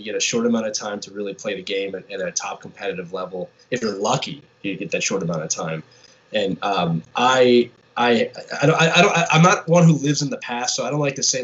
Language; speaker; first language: English; native; English